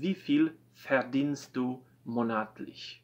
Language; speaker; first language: German; non-native, fluent; Polish